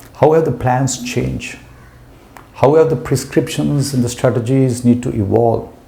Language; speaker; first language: English; non-native, local second language; Sinhala